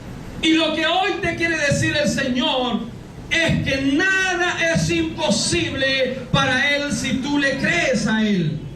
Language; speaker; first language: Spanish; native; Spanish